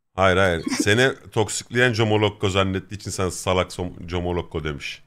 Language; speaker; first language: Turkish; native; Turkish